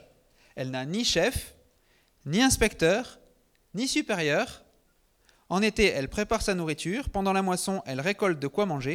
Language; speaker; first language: French; native; French